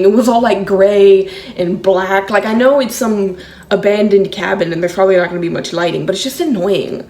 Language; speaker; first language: English; native; English